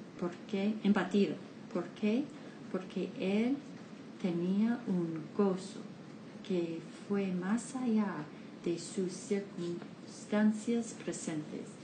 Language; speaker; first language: Spanish; non-native, learner; English